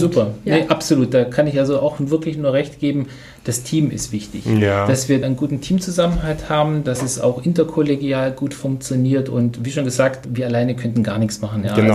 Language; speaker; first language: German; native; German